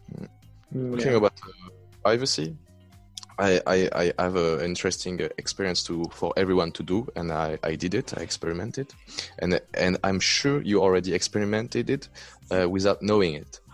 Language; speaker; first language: English; non-native, fluent; French